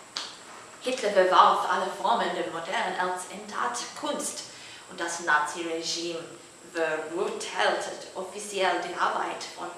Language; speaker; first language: German; non-native, learner; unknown